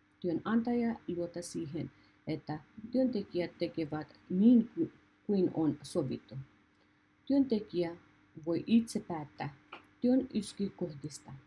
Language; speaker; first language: Finnish; non-native, learner; Nepali